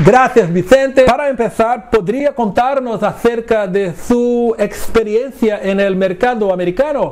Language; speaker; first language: Spanish; non-native, fluent; Portuguese